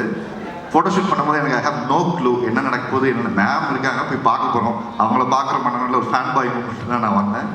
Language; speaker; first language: Tamil; native; Tamil